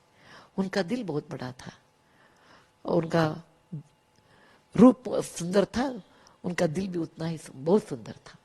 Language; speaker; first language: Hindi; non-native, local second language; Kannada